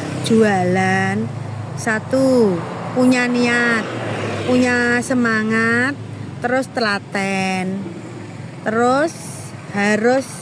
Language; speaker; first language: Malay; non-native, local second language; Javanese